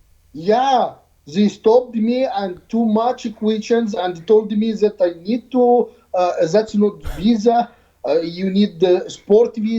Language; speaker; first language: English; non-native, learner; Arabic